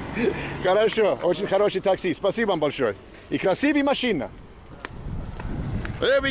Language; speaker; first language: Russian; non-native, learner; English